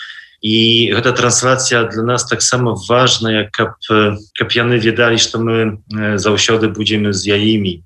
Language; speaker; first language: Belarusian; non-native, local second language; Polish